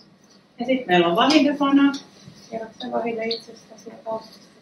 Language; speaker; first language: Finnish; native; Finnish